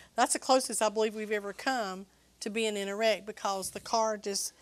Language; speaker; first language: English; native; English